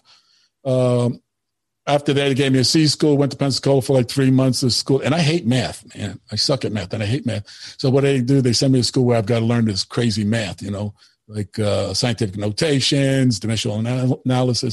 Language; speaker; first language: English; early bilingual, other home language; Spanish